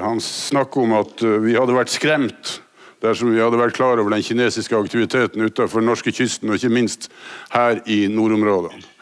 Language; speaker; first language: Norwegian; native; Norwegian